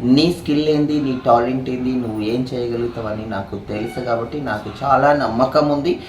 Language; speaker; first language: Telugu; native; Telugu